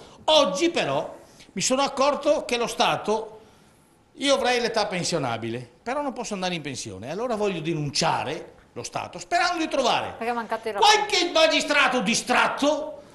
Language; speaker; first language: Italian; native; Italian